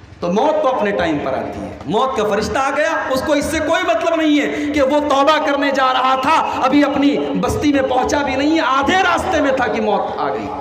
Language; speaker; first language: Urdu; native; Urdu